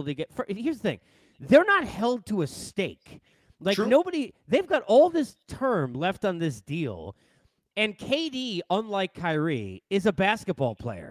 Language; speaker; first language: English; native; English